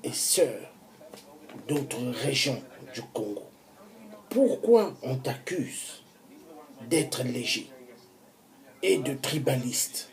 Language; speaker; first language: French; non-native, local second language; Kongo